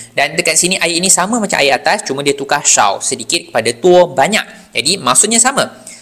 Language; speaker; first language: Malay; non-native, local second language; Chinese